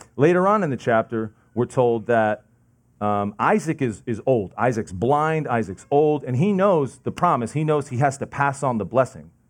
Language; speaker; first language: English; native; English